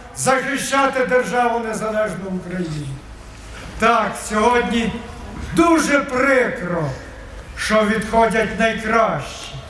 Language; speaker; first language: Ukrainian; native; Ukrainian